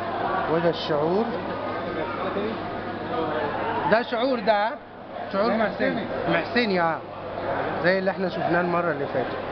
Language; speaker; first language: Arabic; native; Arabic